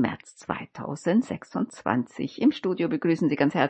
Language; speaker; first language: German; native; German